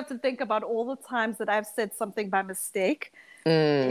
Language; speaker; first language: English; early bilingual, other home language; Dutch